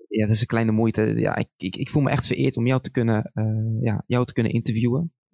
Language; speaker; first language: Dutch; early bilingual, other home language; Arabic